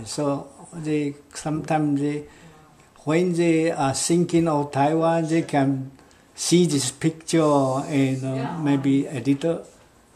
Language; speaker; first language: English; non-native, learner; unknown